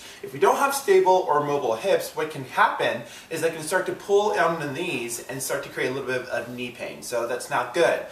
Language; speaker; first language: English; native; English